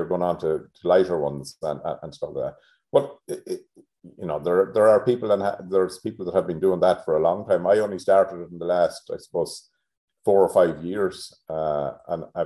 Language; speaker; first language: English; native; English